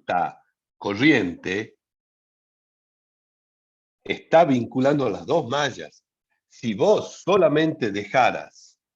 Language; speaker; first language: Spanish; native; Spanish